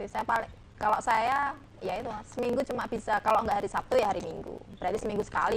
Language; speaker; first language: Indonesian; native; Indonesian